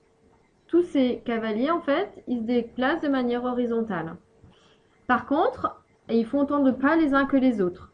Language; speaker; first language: French; native; French